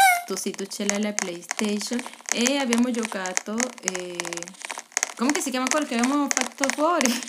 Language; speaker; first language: Italian; non-native, fluent; Spanish